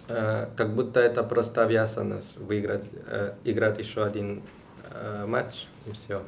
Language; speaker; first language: Russian; non-native, fluent; Spanish